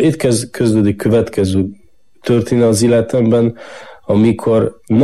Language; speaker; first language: Hungarian; non-native, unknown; Polish